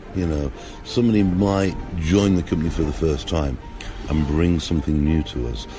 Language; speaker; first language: English; native; English